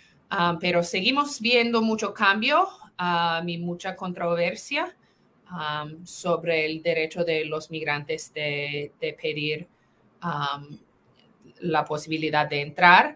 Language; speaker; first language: Spanish; non-native, fluent; English